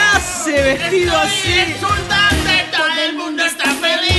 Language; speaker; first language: Spanish; native; Spanish